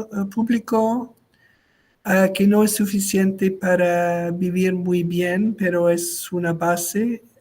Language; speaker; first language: Spanish; non-native, local second language; French